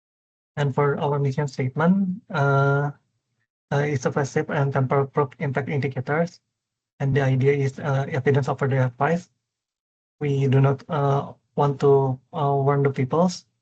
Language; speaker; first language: English; non-native, learner; Chinese